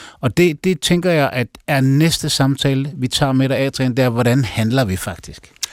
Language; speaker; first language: Danish; native; Danish